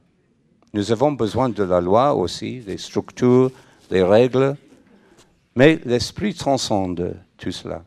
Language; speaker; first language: French; non-native, fluent; English